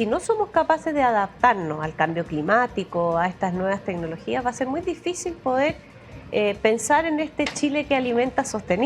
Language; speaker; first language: Spanish; native; Spanish